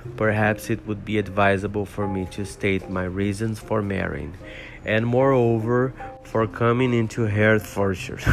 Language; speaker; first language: English; non-native, fluent; Portuguese